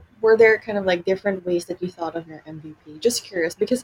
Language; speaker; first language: English; non-native, local second language; Filipino